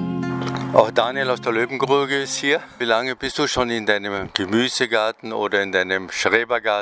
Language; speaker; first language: German; native; German